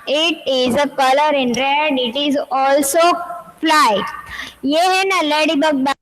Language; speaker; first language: English; non-native, local second language; Hindi